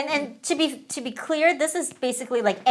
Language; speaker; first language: English; native; English